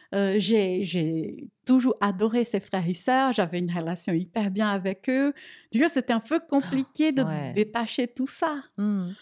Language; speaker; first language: French; non-native, fluent; Portuguese